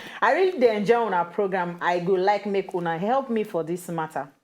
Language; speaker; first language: Nigerian Pidgin; native; Nigerian Pidgin